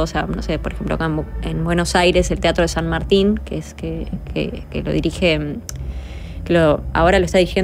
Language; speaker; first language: Spanish; native; Spanish